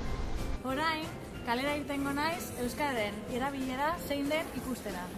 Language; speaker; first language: Basque; native; Basque